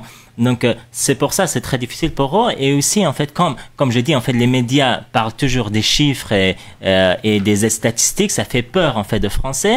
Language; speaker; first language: French; non-native, fluent; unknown